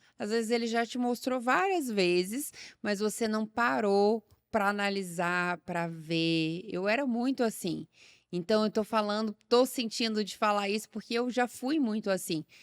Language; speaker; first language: Portuguese; native; Portuguese